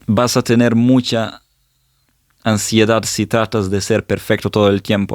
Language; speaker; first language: Spanish; non-native, fluent; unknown